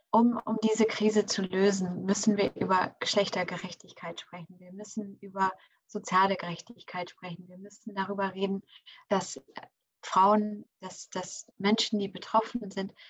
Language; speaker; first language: German; early bilingual, other home language; English